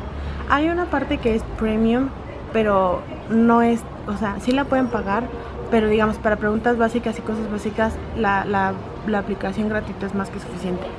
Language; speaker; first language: Spanish; native; Spanish